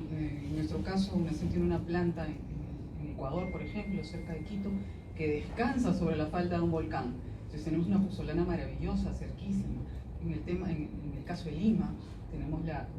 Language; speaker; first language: Spanish; native; Spanish